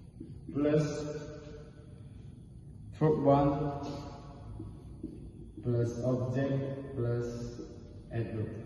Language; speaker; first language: English; non-native, learner; Indonesian